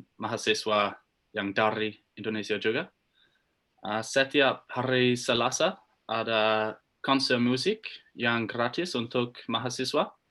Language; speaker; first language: Indonesian; non-native, learner; English